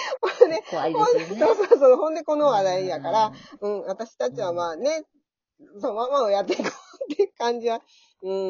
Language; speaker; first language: Japanese; native; Japanese